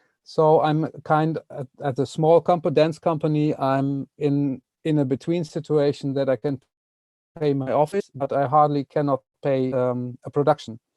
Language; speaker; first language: English; non-native, fluent; Dutch